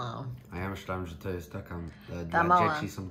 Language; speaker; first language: Polish; early bilingual, heritage; English